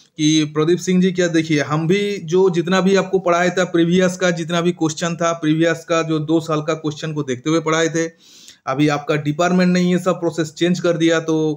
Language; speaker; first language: Hindi; non-native, local second language; Bangla